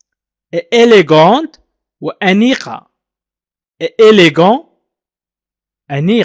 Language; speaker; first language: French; non-native, fluent; Arabic